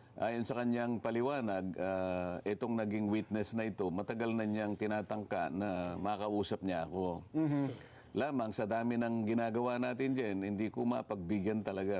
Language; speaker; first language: Filipino; non-native, local second language; Masbatenyo